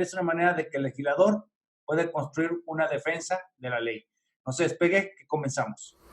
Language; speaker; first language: Spanish; native; Spanish